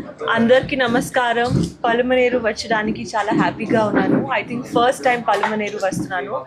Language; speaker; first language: Telugu; non-native, fluent; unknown